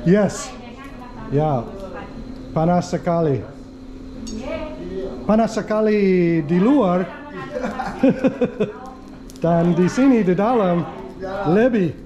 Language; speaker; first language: Indonesian; non-native, learner; English